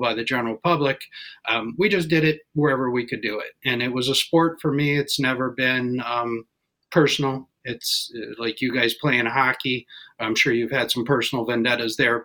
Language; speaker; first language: English; native; English